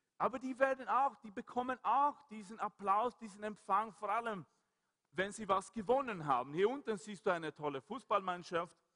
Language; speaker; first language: German; non-native, fluent; Swedish